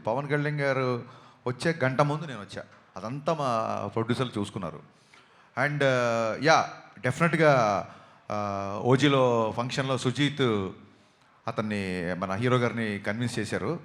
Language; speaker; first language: Telugu; native; Telugu